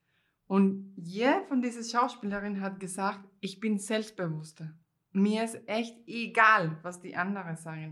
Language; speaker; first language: German; non-native, fluent; Spanish